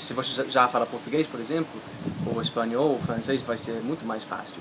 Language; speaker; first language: Portuguese; non-native, fluent; English